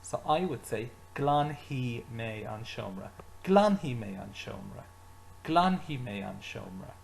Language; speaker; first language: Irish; non-native, local second language; English